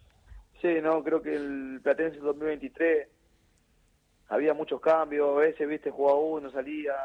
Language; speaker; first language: Spanish; native; Spanish